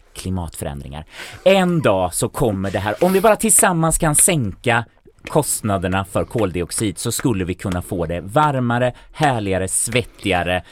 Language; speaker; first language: Swedish; native; Swedish